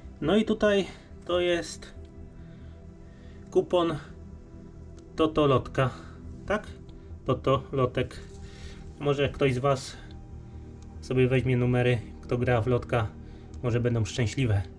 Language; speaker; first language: Polish; native; Polish